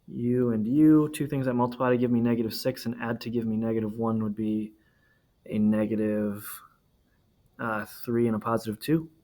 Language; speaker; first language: English; native; English